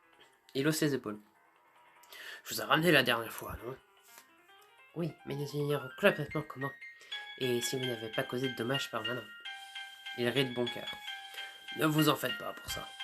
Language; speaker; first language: French; native; French